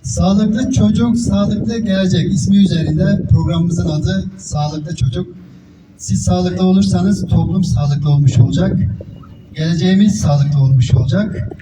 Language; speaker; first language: Turkish; native; Turkish